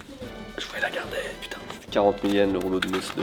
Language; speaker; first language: French; native; French